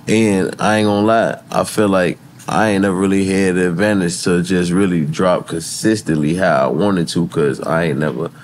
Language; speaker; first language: English; native; English